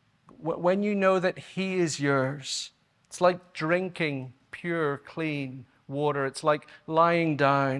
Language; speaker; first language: English; native; English